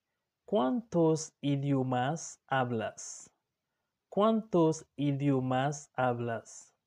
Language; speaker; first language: Spanish; non-native, learner; Haitian Creole